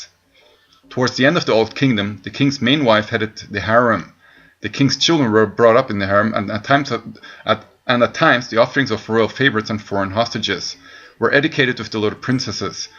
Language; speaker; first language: English; non-native, fluent; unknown